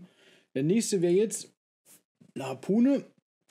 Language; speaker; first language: German; native; German